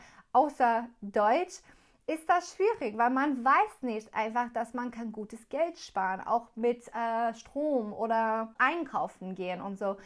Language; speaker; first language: German; non-native, learner; English